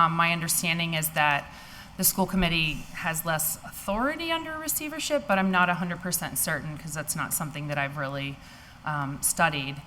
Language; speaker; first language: English; native; English